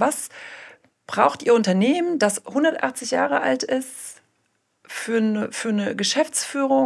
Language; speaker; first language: German; native; German